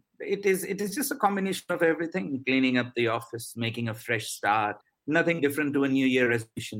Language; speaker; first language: English; non-native, local second language; Hindi